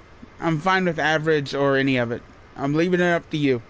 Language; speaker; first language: English; native; English